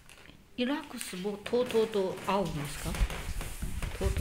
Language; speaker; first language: Japanese; non-native, fluent; Chinese